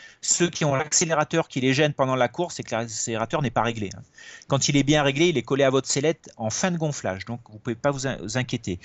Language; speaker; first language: French; native; French